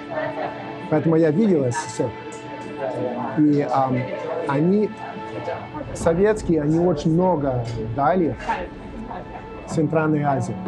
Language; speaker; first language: Russian; non-native, fluent; English